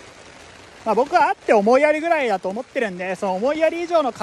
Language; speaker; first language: Japanese; native; Japanese